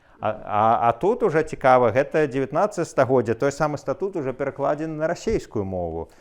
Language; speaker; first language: Belarusian; non-native, local second language; Russian